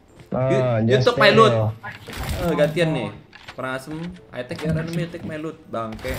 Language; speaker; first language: English; non-native, learner; Indonesian